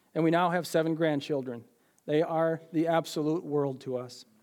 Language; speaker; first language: English; native; English